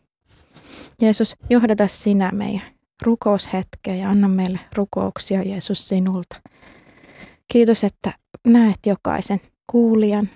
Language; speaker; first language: Finnish; native; Finnish